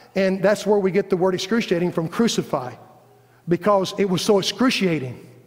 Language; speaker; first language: English; native; English